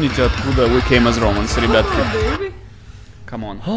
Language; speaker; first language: Russian; native; Russian